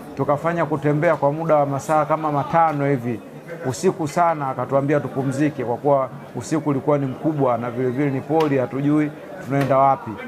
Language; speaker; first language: Swahili; native; Swahili